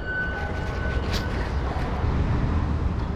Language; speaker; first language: Chinese; non-native, fluent; English